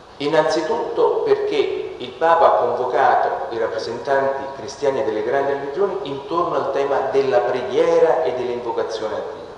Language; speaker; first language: Italian; native; Italian